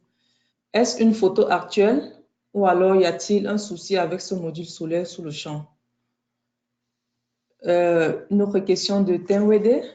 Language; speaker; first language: French; native; French